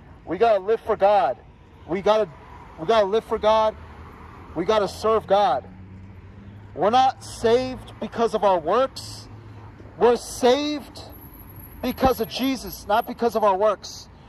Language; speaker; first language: English; native; English